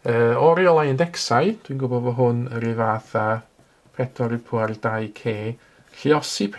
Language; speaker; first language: Welsh; native; Welsh